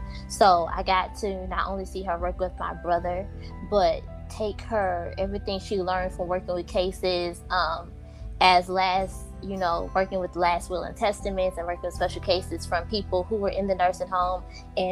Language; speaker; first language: English; native; English